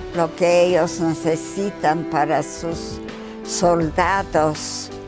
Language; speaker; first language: Spanish; non-native, fluent; Yiddish